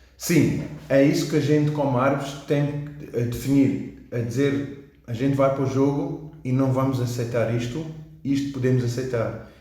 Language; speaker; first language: Portuguese; early bilingual, heritage; English